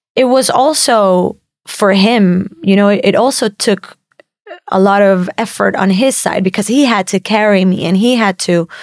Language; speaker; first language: English; non-native, fluent; Spanish